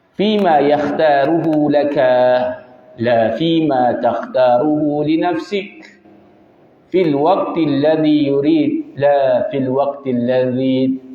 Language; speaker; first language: Malay; native; Malay